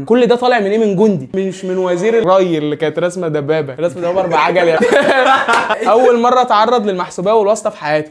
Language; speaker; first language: Arabic; native; Arabic